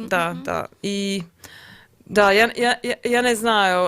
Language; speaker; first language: Russian; non-native, learner; English